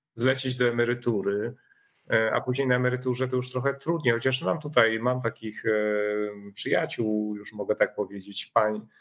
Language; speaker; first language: Polish; native; Polish